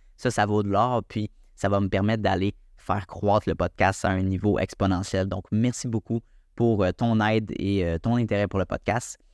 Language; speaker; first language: French; native; French